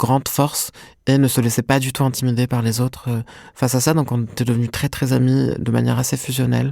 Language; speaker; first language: French; non-native, local second language; Arabic